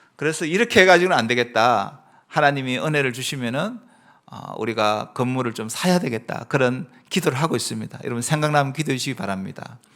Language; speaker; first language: Korean; native; Korean